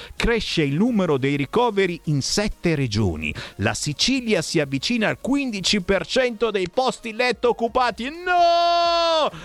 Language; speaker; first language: Italian; native; Italian